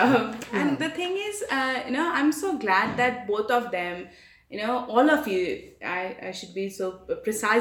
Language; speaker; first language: English; non-native, local second language; Bangla